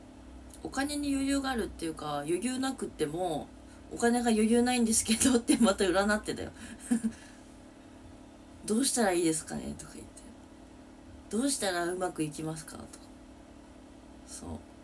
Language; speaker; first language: Japanese; native; Japanese